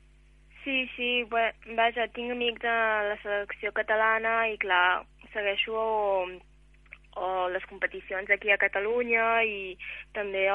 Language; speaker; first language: Catalan; early bilingual, heritage; Catalan